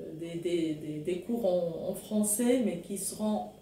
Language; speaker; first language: French; non-native, local second language; Arabic